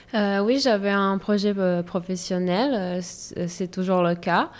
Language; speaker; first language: French; non-native, fluent; Serbian